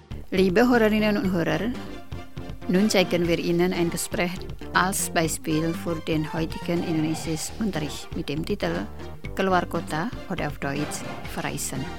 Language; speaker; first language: German; non-native, fluent; Indonesian